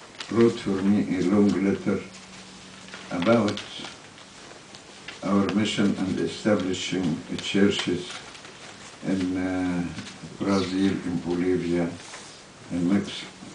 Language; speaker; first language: English; non-native, fluent; Arabic